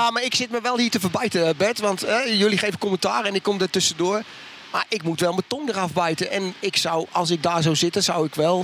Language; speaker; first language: Dutch; native; Dutch